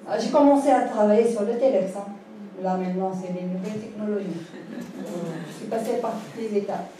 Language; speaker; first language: French; non-native, local second language; Arabic